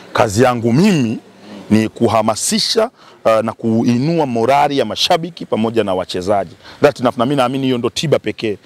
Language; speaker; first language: Swahili; native; Swahili